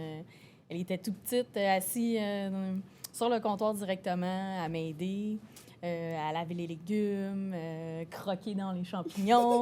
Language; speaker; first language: French; native; French